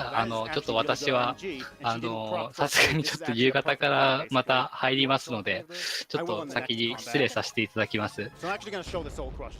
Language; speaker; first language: Japanese; native; Japanese